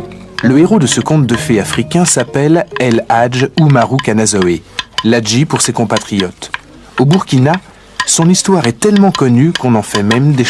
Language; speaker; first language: French; native; French